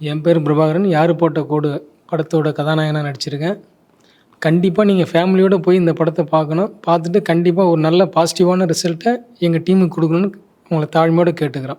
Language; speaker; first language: Tamil; native; Tamil